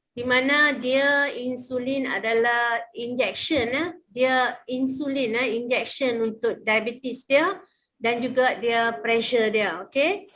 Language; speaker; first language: Malay; native; Malay